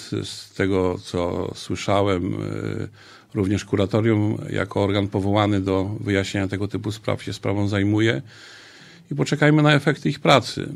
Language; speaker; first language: Polish; native; Polish